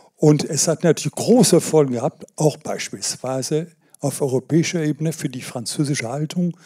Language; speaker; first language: German; non-native, fluent; French